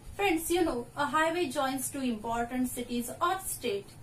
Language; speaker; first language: English; non-native, local second language; Marathi